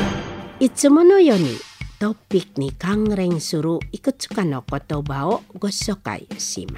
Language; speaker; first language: Japanese; non-native, fluent; Indonesian